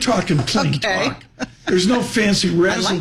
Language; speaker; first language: English; native; English